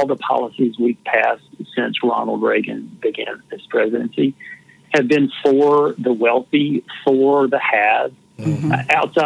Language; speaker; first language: English; native; English